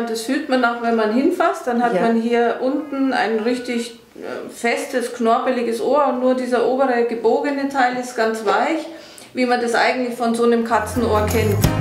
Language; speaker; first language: German; native; German